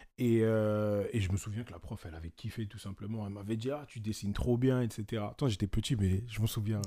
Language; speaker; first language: French; native; French